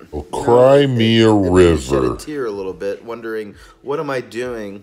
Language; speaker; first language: English; native; English